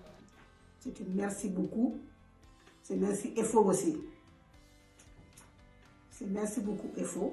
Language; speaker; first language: French; non-native, learner; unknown